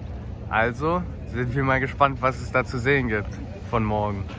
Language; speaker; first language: German; native; German